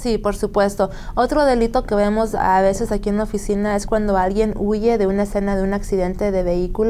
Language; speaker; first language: Spanish; native; Spanish